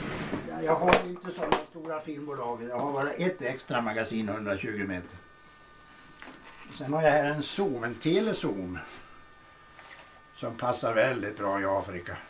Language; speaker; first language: Swedish; native; Swedish